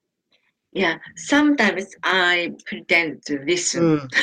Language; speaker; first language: English; non-native, learner; Japanese